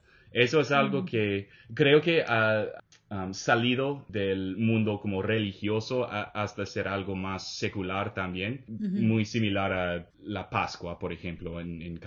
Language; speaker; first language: Spanish; non-native, fluent; English